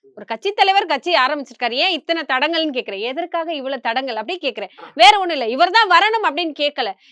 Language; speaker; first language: Tamil; native; Tamil